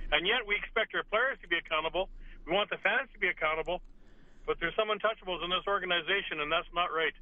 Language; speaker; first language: English; native; English